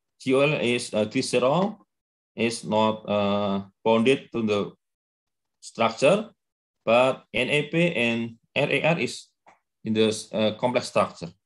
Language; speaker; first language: English; non-native, learner; Indonesian